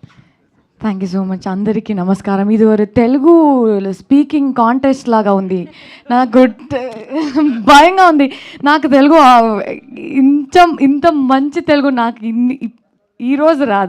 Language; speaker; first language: Telugu; non-native, learner; Kannada